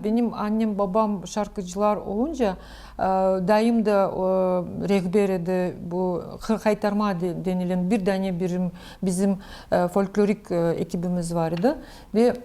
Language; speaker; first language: Turkish; non-native, learner; Crimean Tatar